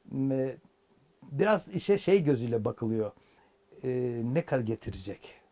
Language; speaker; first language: Turkish; native; Turkish